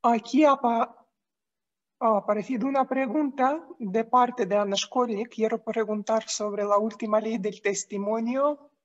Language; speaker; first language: Spanish; non-native, fluent; Russian